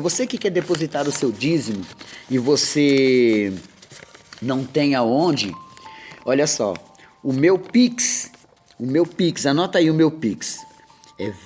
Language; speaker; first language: Portuguese; native; Portuguese